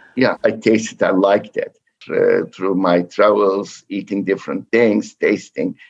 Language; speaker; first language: English; non-native, fluent; Turkish